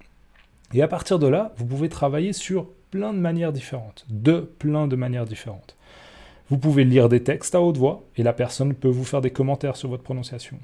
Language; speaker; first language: French; native; French